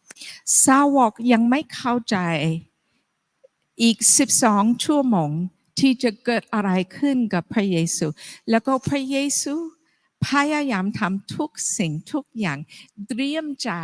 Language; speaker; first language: Thai; non-native, fluent; English